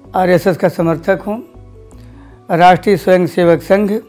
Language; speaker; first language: Hindi; native; Hindi